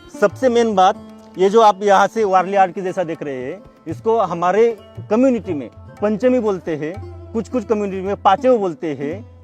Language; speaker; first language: Hindi; non-native, local second language; Kukna